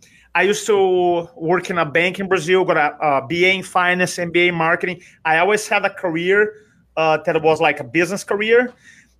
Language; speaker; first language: English; non-native, fluent; Portuguese